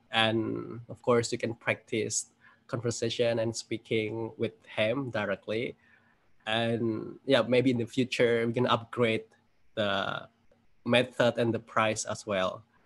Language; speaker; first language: English; non-native, fluent; Indonesian